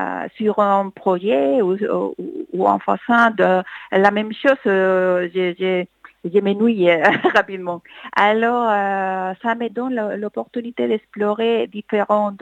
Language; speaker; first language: French; non-native, fluent; Spanish